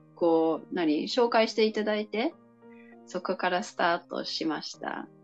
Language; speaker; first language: Japanese; non-native, fluent; English